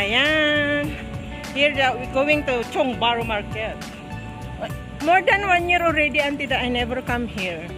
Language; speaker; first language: English; non-native, learner; Filipino